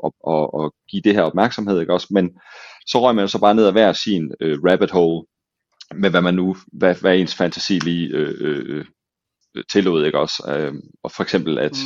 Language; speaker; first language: Danish; native; Danish